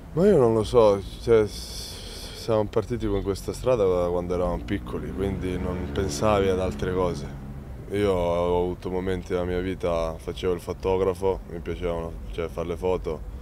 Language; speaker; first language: Italian; non-native, fluent; Serbian